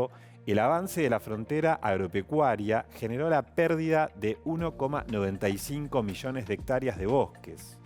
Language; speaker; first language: Spanish; native; Spanish